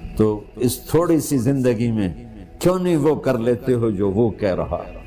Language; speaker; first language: Urdu; non-native, local second language; Punjabi